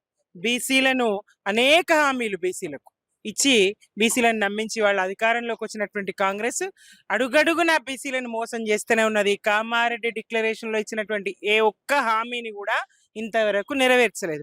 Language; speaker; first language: Telugu; native; Telugu